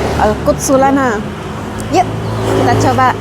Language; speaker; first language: Indonesian; non-native, fluent; Arabic